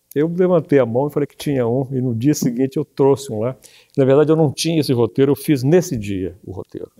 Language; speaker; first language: Portuguese; native; Portuguese